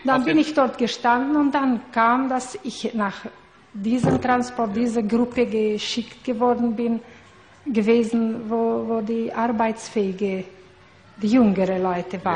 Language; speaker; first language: German; non-native, learner; Hungarian